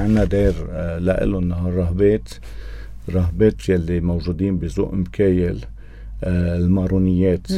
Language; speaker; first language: Arabic; native; Arabic